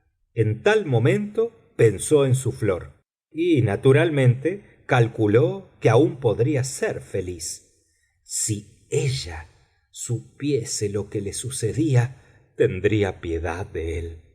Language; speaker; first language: Spanish; native; Spanish